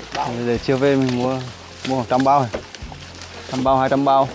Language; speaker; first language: Vietnamese; native; Vietnamese